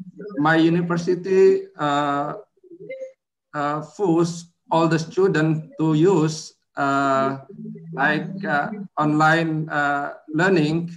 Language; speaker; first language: English; non-native, learner; Indonesian